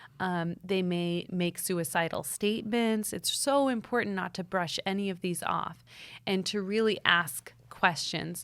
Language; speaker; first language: English; native; English